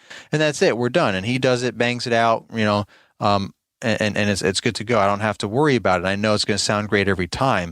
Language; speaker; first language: English; native; English